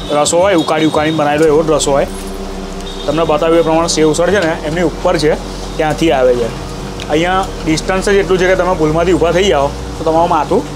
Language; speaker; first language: Gujarati; native; Gujarati